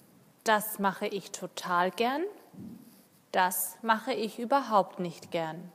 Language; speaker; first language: German; non-native, learner; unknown